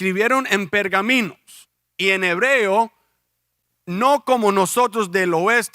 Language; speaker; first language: Spanish; early bilingual, heritage; Spanish